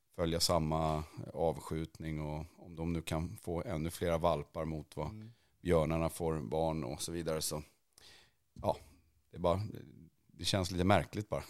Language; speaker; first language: Swedish; native; Swedish